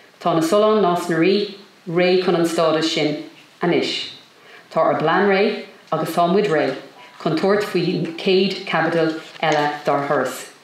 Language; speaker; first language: Irish; non-native, local second language; English